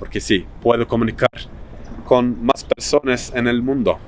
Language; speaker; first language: Spanish; non-native, learner; Turkish